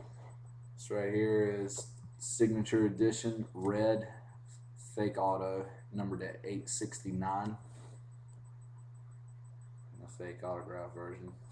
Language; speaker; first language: English; native; English